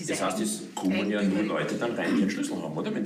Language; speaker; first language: German; native; German